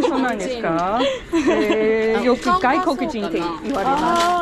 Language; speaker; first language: Japanese; non-native, fluent; English